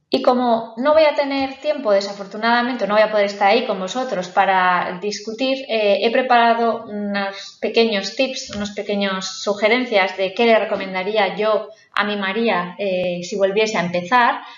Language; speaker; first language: Spanish; native; Spanish